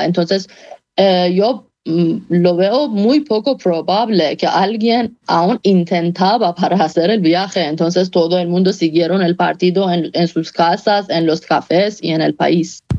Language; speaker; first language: Spanish; non-native, fluent; Persian